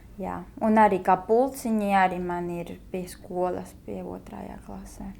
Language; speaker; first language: Latvian; non-native, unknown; Spanish